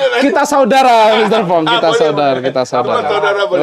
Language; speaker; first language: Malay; non-native, local second language; Javanese